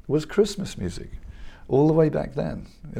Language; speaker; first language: English; native; English